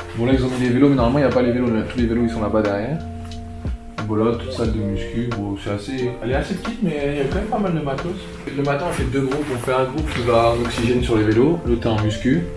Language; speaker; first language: French; native; French